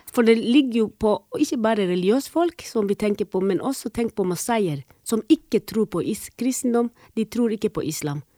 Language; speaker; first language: Norwegian; non-native, fluent; Somali